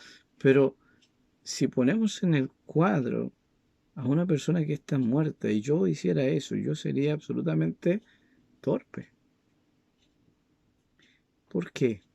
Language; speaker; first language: Spanish; native; Spanish